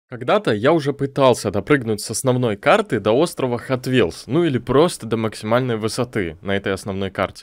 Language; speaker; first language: Russian; native; Russian